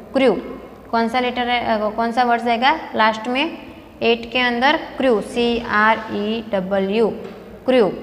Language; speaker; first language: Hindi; non-native, local second language; Gujarati